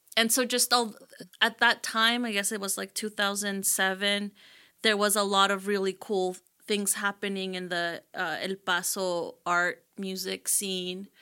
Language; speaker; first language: English; early bilingual, other home language; Spanish